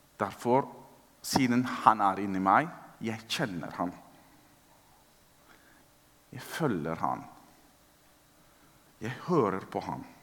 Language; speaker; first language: Norwegian; non-native, fluent; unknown